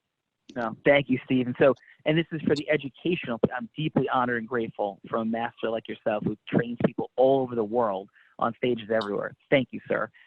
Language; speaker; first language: English; native; English